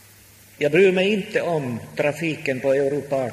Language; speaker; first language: Swedish; non-native, local second language; Finnish